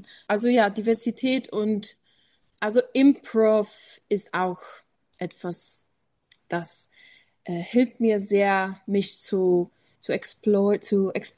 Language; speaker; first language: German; non-native, learner; English